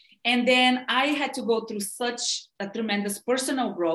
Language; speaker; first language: English; non-native, fluent; Bulgarian